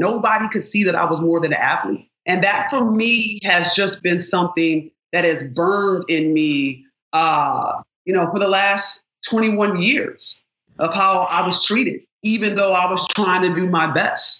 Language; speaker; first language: English; native; English